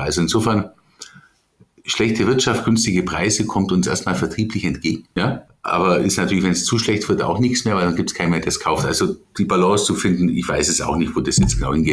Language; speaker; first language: German; native; German